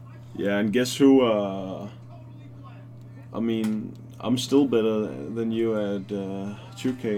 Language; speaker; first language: English; non-native, fluent; Danish